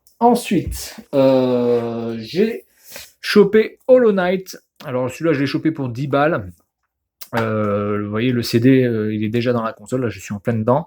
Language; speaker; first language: French; native; French